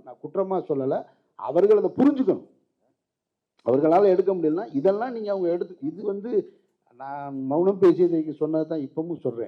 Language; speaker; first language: Tamil; native; Tamil